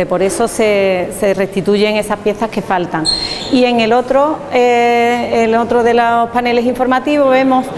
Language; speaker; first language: Spanish; native; Spanish